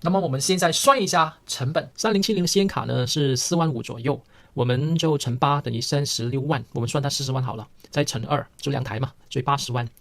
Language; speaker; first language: Chinese; early bilingual, heritage; Chinese